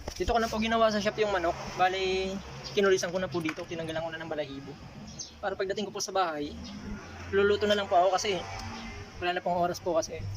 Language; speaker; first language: Filipino; non-native, local second language; Bikol